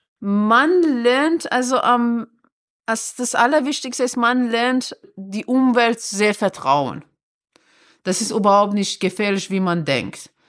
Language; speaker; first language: German; non-native, fluent; Persian